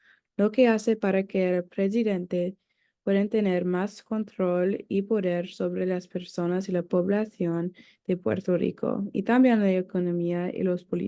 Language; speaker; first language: Spanish; non-native, learner; English